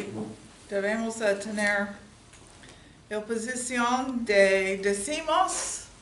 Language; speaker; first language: Spanish; non-native, learner; English